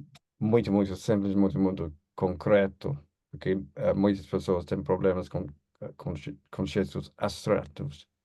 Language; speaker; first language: Portuguese; non-native, learner; English